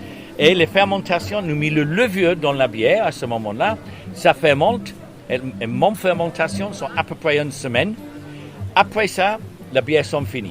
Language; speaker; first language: French; non-native, learner; English